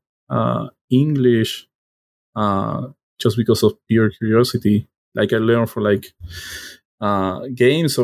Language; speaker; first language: English; non-native, fluent; Spanish